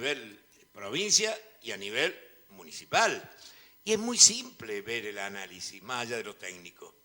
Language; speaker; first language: Spanish; native; Spanish